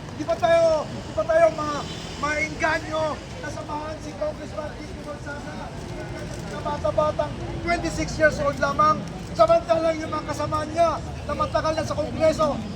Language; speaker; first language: Filipino; native; Filipino